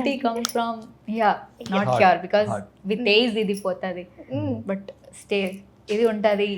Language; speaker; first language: Telugu; non-native, fluent; Odia